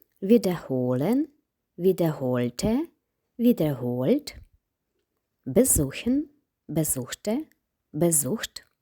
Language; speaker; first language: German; non-native, fluent; Ukrainian